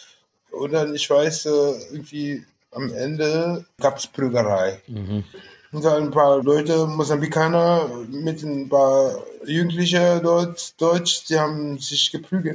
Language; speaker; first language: German; non-native, fluent; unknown